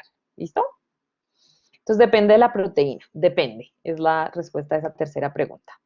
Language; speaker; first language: Spanish; native; Spanish